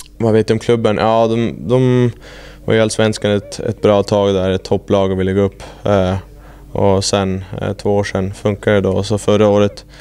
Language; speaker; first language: Swedish; non-native, fluent; German